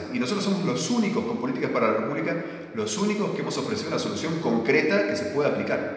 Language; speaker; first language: Spanish; native; Spanish